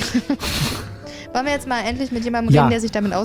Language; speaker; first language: German; native; German